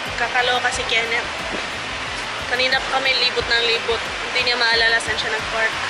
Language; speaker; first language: Filipino; non-native, local second language; Cebuano